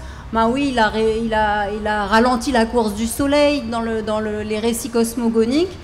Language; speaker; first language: French; native; French